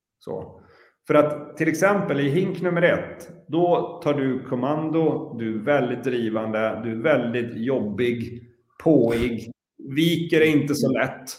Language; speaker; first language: Swedish; native; Swedish